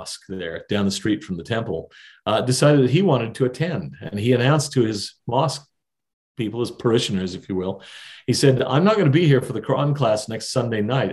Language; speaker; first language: English; native; English